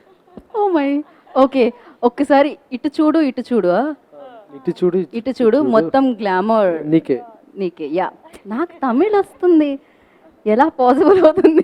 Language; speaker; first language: Telugu; native; Telugu